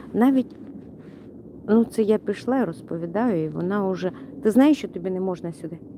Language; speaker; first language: Ukrainian; non-native, local second language; Russian